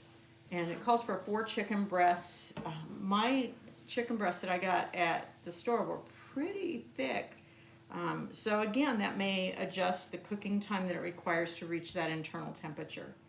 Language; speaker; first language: English; native; English